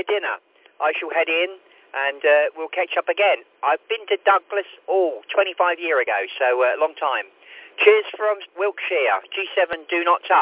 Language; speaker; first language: English; native; English